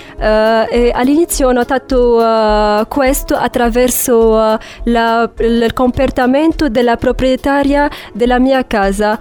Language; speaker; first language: Italian; non-native, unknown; Arabic